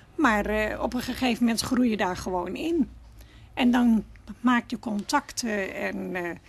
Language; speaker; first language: Dutch; native; Dutch